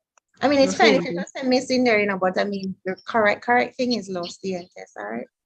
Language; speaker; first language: English; native; English